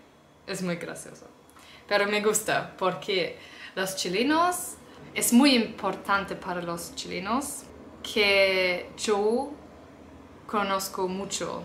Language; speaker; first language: Spanish; non-native, learner; German